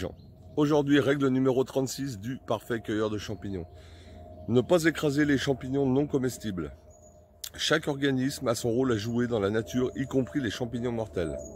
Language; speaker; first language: French; native; French